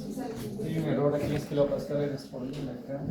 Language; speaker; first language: Spanish; native; Spanish